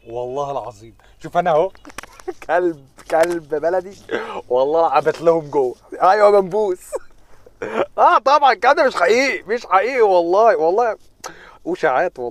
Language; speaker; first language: Arabic; native; Arabic